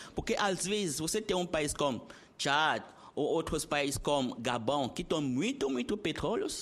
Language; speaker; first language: Portuguese; non-native, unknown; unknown